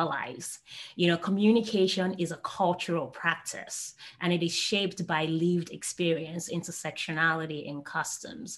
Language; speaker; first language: English; non-native, local second language; Igbo